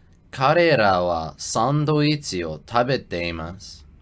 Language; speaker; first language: Japanese; non-native, learner; English